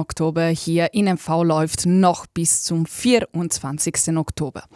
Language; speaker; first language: German; native; German